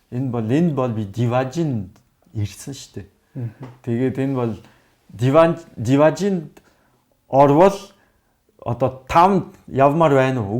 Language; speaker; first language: Mongolian; non-native, fluent; French